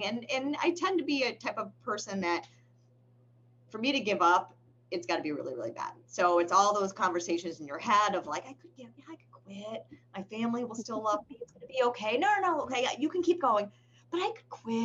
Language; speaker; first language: English; native; English